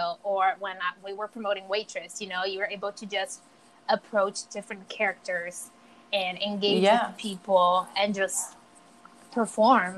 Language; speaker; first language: English; non-native, fluent; Portuguese